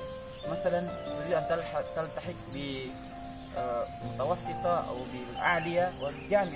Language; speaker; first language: Arabic; non-native, learner; Indonesian